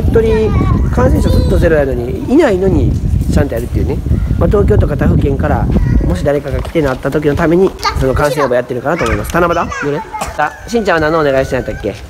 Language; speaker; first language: Japanese; native; Japanese